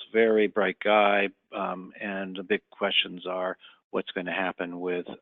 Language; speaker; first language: English; native; English